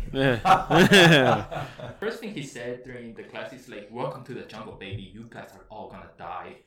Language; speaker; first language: English; early bilingual, heritage; Spanish